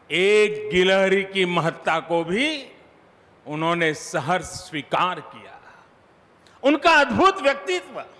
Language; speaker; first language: Hindi; non-native, local second language; Gujarati